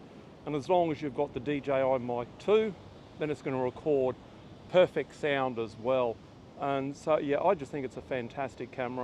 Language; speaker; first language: English; native; English